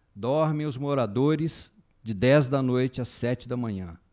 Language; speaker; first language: Portuguese; native; Portuguese